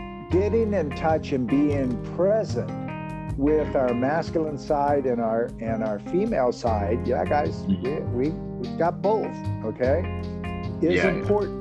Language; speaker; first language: English; native; English